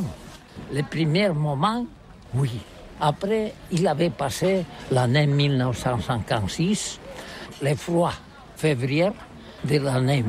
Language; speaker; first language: French; non-native, learner; Catalan